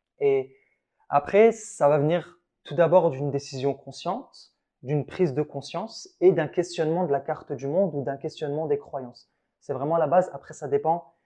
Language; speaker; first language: French; early bilingual, other home language; Arabic